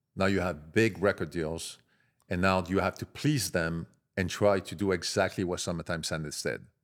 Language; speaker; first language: English; non-native, fluent; French